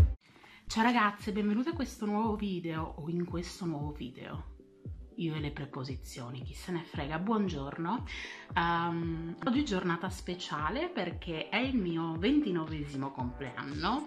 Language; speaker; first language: Italian; native; Italian